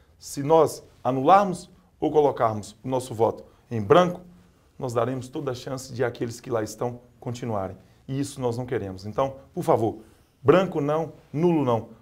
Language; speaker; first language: Portuguese; native; Portuguese